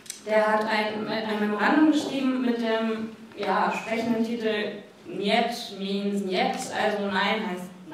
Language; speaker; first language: German; native; German